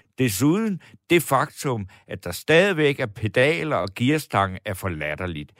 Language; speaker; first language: Danish; native; Danish